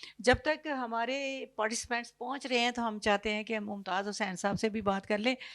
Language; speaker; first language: Urdu; non-native, local second language; Punjabi